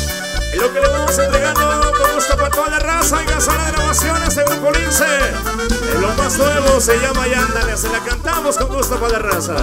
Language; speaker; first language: Spanish; native; Spanish